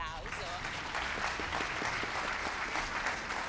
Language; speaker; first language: Italian; native; Italian